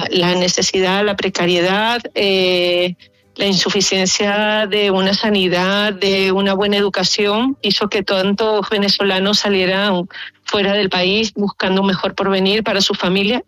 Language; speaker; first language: Spanish; native; Spanish